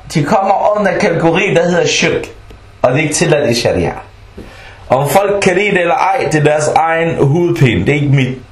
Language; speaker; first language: Danish; early bilingual, other home language; Arabic